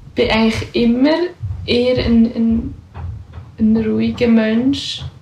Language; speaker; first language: German; native; German